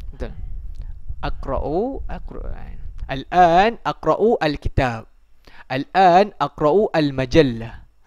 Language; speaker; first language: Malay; native; Malay